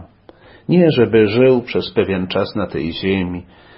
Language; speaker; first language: Polish; native; Polish